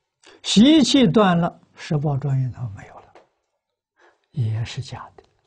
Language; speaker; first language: Chinese; native; Chinese